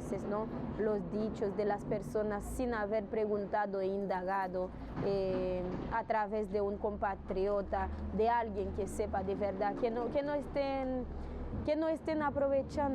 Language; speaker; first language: Spanish; non-native, fluent; Haitian Creole